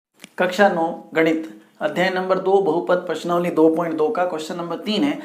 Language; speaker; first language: Hindi; native; Hindi